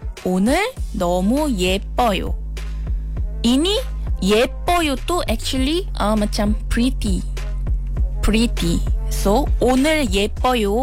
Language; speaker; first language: Korean; non-native, fluent; Malay